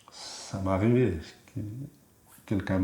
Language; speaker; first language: French; non-native, learner; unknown